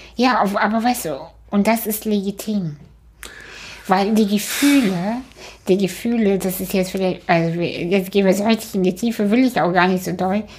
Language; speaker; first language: German; early bilingual, other home language; Russian